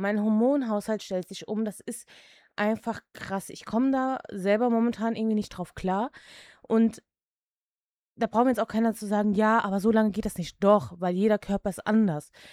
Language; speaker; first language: German; early bilingual, other home language; Czech